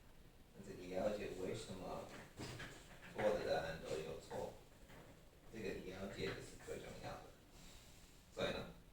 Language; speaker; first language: Chinese; non-native, learner; English